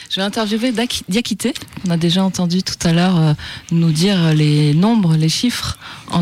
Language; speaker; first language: French; native; French